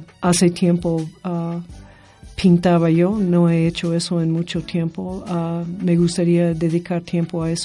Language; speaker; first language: Spanish; non-native, fluent; English